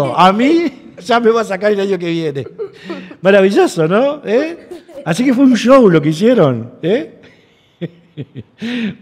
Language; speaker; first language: Spanish; native; Spanish